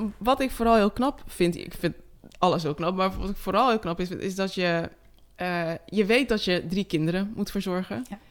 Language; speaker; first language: Dutch; native; Dutch